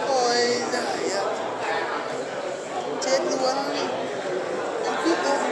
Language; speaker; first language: Vietnamese; native; Vietnamese